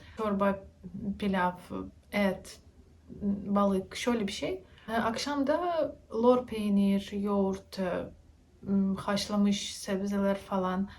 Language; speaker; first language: Turkish; non-native, learner; Russian